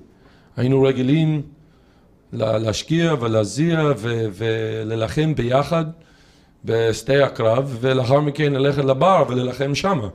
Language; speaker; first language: Hebrew; non-native, fluent; English